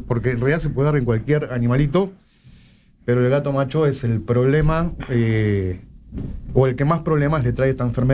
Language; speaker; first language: Spanish; native; Spanish